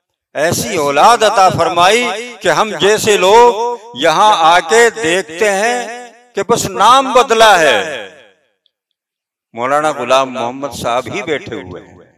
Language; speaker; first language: Urdu; native; Urdu